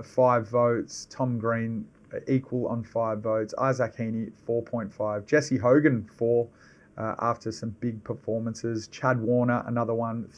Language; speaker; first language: English; native; English